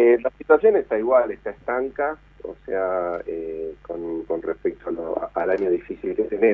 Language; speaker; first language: Spanish; native; Spanish